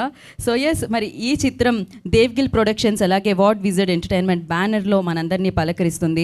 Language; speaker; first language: Telugu; native; Telugu